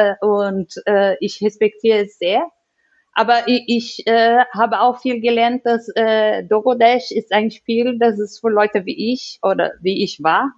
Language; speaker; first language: German; non-native, learner; Portuguese